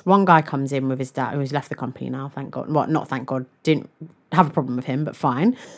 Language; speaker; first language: English; native; English